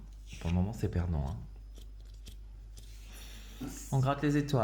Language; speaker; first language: French; native; French